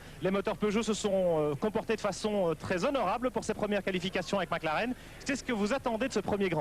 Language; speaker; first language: French; native; French